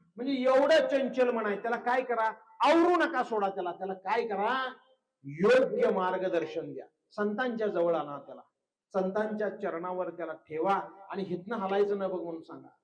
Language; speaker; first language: Marathi; non-native, local second language; Kannada